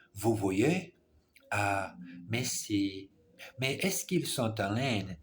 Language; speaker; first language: French; non-native, learner; English